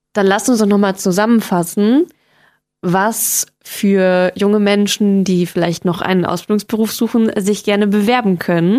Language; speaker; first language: German; native; German